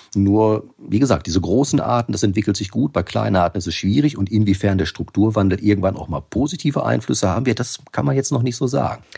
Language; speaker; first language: German; native; German